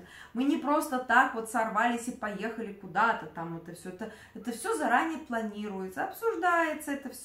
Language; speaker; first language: Russian; native; Russian